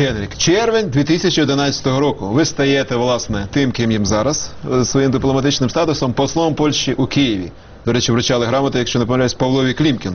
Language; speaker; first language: Ukrainian; native; Ukrainian